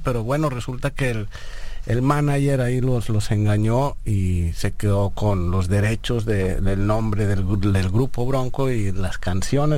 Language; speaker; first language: Spanish; native; Spanish